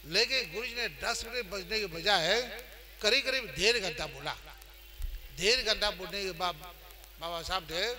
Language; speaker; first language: Hindi; non-native, fluent; Burmese